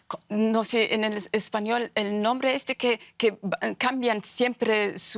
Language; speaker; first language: Spanish; non-native, fluent; Persian